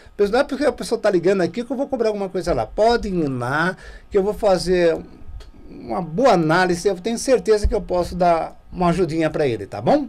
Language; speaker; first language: Portuguese; native; Portuguese